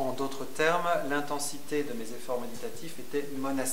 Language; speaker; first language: French; native; French